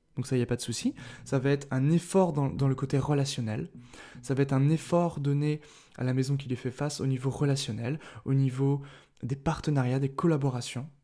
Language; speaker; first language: French; native; French